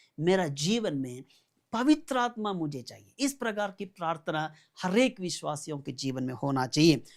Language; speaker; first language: Hindi; non-native, local second language; Malayalam